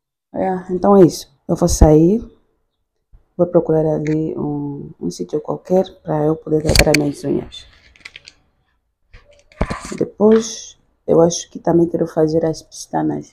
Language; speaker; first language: Portuguese; native; Portuguese